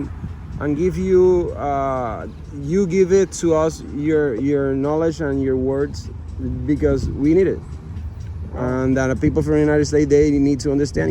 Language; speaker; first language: English; non-native, learner; Spanish